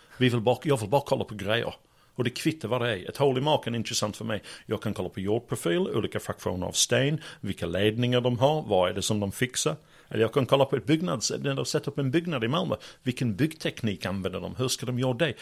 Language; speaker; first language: Swedish; non-native, fluent; English